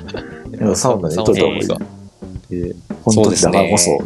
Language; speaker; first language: Japanese; native; Japanese